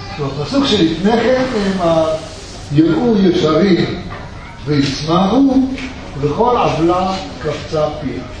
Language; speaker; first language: Hebrew; early bilingual, other home language; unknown